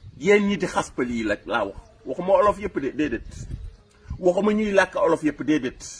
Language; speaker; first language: Wolof; non-native, local second language; Fula